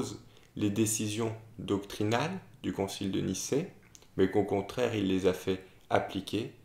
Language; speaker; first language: French; native; French